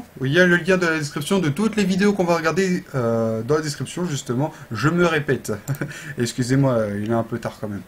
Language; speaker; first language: French; native; French